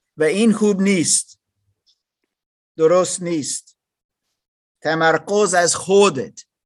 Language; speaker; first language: Persian; non-native, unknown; English